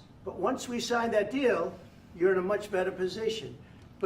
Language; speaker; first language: English; native; English